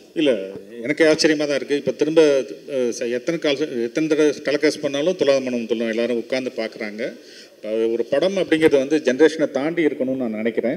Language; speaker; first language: Tamil; native; Tamil